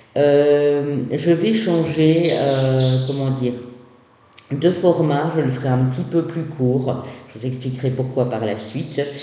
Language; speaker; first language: French; native; French